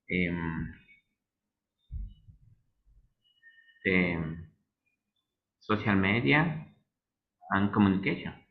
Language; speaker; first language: English; non-native, learner; Spanish